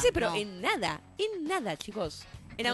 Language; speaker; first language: Spanish; native; Spanish